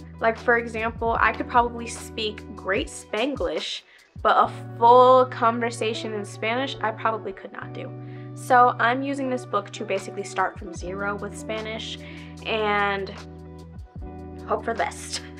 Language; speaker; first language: English; native; English